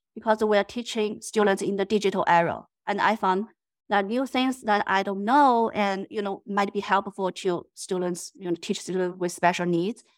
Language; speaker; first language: English; non-native, fluent; Chinese